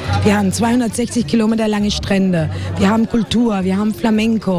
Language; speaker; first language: German; non-native, fluent; Spanish